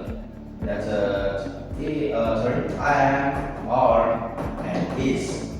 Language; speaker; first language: English; non-native, learner; Indonesian